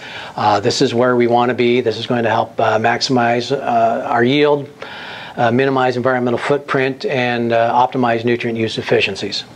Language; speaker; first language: English; native; English